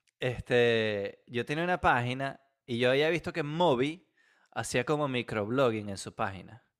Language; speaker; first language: Spanish; native; Spanish